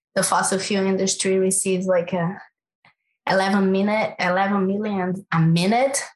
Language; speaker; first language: English; non-native, fluent; Portuguese